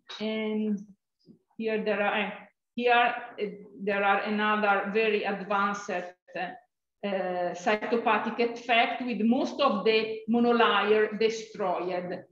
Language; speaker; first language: English; non-native, fluent; Italian